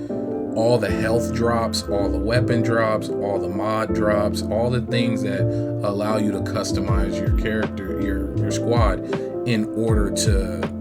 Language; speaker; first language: English; native; English